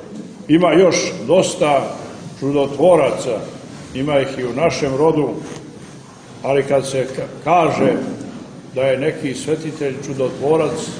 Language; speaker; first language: Croatian; native; Croatian